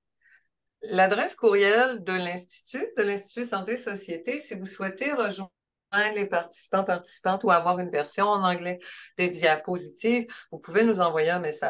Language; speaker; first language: French; native; French